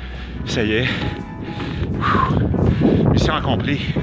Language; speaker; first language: French; native; French